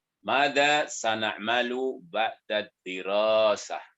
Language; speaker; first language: Arabic; non-native, learner; Indonesian